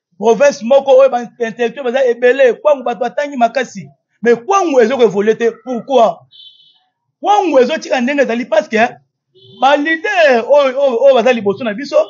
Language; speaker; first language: Lingala; non-native, local second language; Kituba (Democratic Republic of Congo)